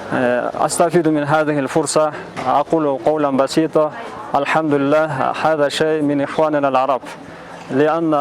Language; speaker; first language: Arabic; non-native, fluent; Kyrgyz